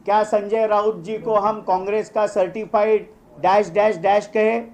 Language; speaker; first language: Hindi; non-native, local second language; Marathi